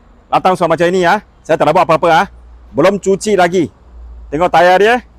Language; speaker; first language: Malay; non-native, local second language; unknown